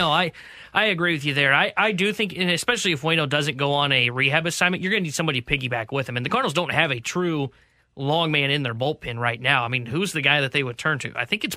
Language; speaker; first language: English; native; English